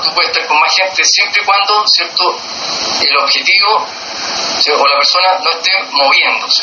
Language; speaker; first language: Spanish; native; Spanish